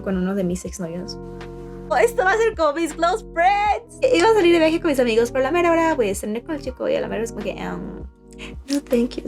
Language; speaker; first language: Spanish; native; Spanish